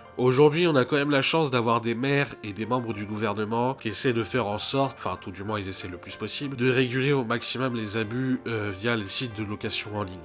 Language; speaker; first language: French; native; French